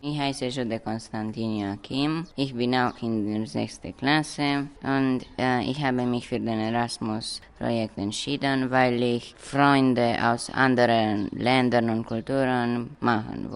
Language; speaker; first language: German; non-native, local second language; Romanian